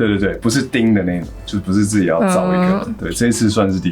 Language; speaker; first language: Chinese; native; Chinese